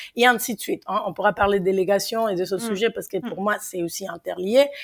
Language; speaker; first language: French; non-native, fluent; Spanish